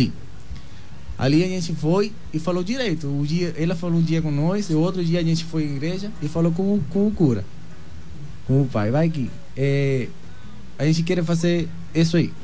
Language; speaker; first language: Portuguese; non-native, fluent; Spanish